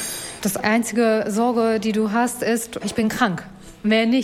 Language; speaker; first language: German; non-native, fluent; Albanian